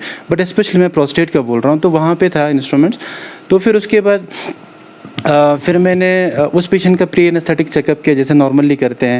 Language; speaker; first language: Hindi; non-native, local second language; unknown